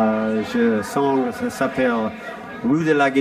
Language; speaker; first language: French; non-native, learner; English